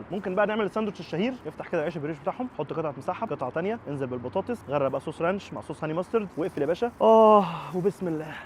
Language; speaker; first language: Arabic; native; Arabic